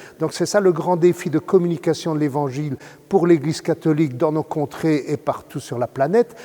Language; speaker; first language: French; native; French